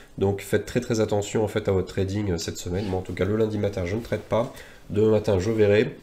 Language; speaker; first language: French; native; French